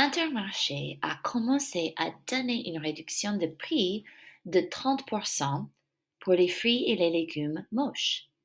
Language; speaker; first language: French; non-native, fluent; English